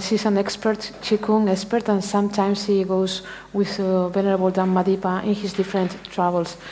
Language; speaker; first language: English; non-native, fluent; Spanish